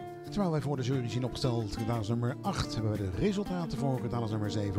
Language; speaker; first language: Dutch; native; Dutch